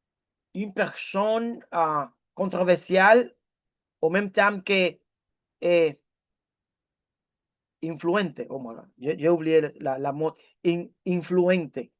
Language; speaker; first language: French; non-native, learner; Spanish